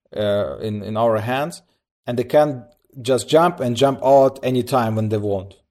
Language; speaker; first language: English; early bilingual, other home language; Russian